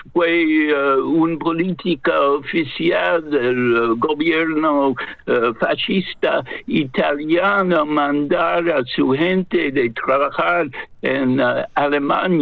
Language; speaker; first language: Spanish; non-native, fluent; English